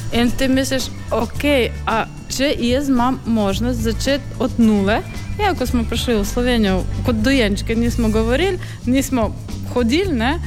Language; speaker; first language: Slovenian; non-native, fluent; Russian